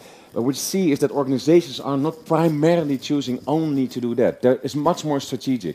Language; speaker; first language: English; non-native, fluent; Dutch